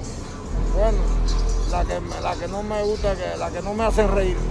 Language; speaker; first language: Spanish; native; Spanish